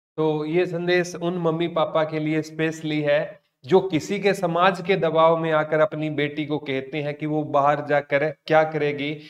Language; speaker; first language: Hindi; native; Hindi